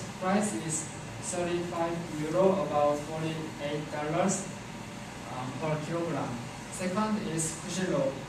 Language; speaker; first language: English; non-native, learner; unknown